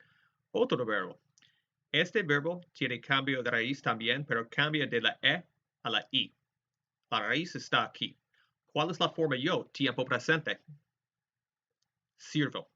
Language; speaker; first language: Spanish; non-native, fluent; English